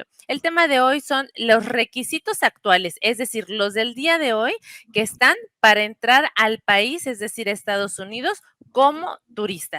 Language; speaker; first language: Spanish; native; Spanish